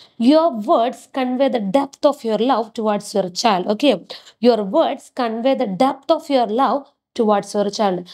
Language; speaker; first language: English; non-native, local second language; Malayalam